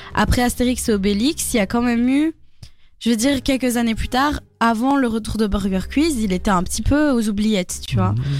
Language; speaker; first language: French; native; French